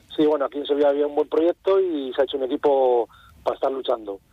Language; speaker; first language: Spanish; native; Spanish